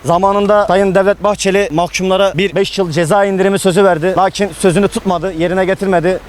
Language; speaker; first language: Turkish; native; Turkish